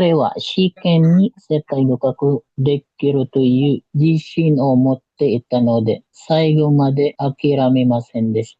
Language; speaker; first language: Japanese; non-native, learner; Filipino